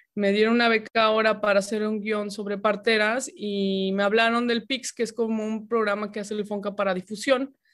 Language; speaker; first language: Spanish; native; Spanish